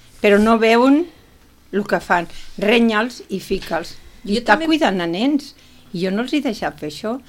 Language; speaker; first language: Catalan; non-native, local second language; Spanish